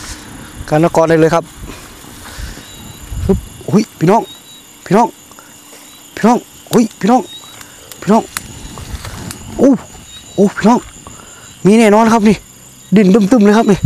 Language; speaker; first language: Thai; non-native, local second language; Northeastern Thai